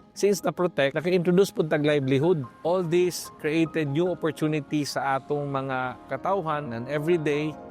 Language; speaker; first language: Cebuano; native; Cebuano